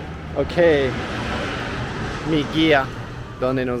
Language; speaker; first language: Spanish; non-native, learner; English